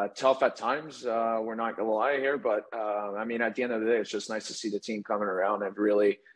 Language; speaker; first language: English; native; English